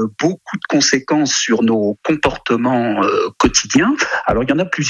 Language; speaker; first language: French; native; French